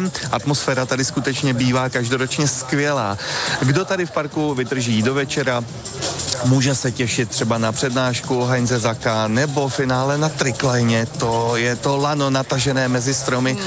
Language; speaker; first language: Czech; native; Czech